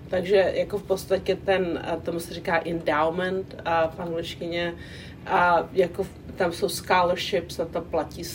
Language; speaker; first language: Czech; non-native, local second language; English